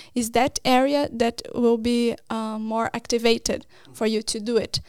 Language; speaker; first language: English; non-native, fluent; Portuguese